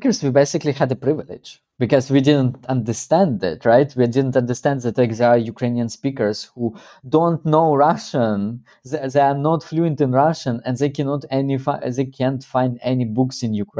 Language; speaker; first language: English; non-native, fluent; Russian